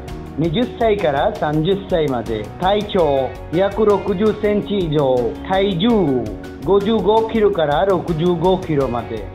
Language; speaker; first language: Japanese; non-native, learner; Bangla